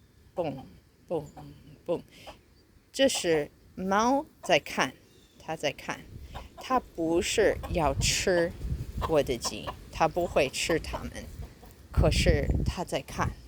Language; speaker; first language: Chinese; non-native, fluent; English